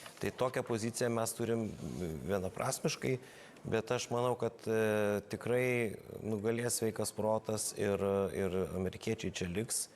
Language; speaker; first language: Lithuanian; native; Lithuanian